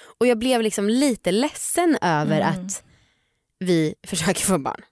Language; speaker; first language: Swedish; native; Swedish